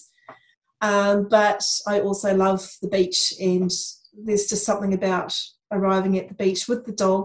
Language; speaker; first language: English; native; English